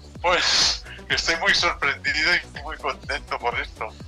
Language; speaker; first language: Portuguese; non-native, learner; Spanish